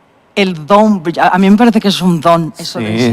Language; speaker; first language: Spanish; non-native, fluent; Portuguese